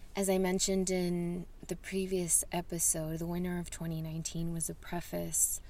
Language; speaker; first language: English; early bilingual, other home language; Spanish